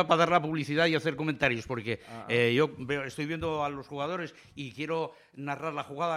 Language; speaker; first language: Spanish; native; Spanish